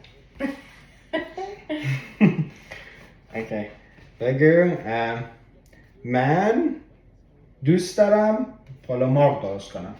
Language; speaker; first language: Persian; early bilingual, heritage; Persian